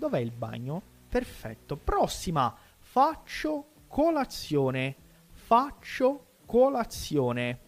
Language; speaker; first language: Italian; non-native, fluent; Portuguese